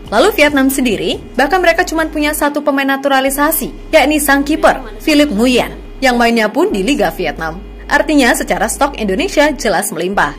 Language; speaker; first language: Indonesian; native; Indonesian